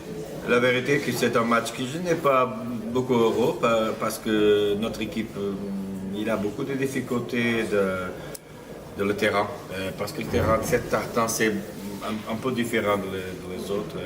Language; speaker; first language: French; non-native, fluent; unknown